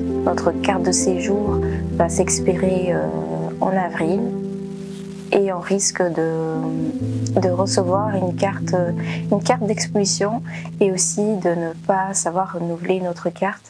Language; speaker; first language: French; early bilingual, other home language; Portuguese